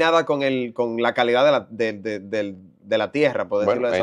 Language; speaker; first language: Spanish; native; Spanish